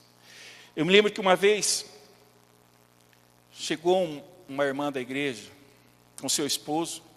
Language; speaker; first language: Portuguese; native; Portuguese